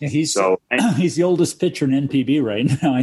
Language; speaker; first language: English; native; English